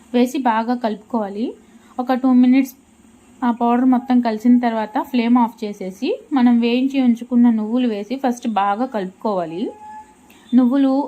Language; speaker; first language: Telugu; non-native, local second language; Urdu